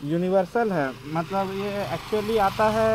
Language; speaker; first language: Hindi; native; Hindi